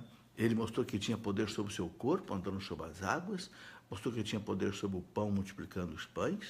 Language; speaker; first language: Portuguese; native; Portuguese